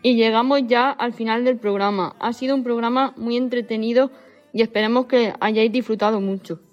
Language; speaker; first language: Spanish; native; Spanish